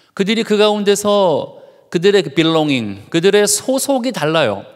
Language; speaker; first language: Korean; native; Korean